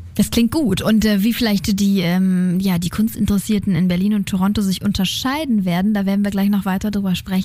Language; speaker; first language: German; native; German